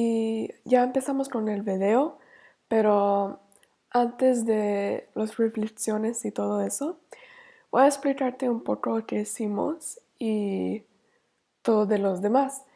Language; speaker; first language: Spanish; non-native, learner; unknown